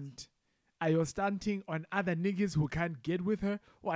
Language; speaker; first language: English; non-native, local second language; Xhosa